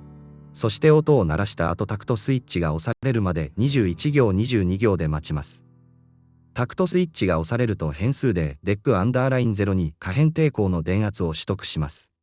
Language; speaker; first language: Japanese; native; Japanese